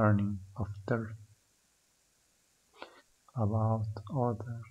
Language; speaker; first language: English; non-native, learner; Spanish